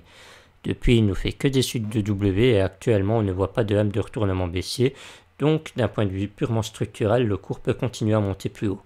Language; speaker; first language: French; native; French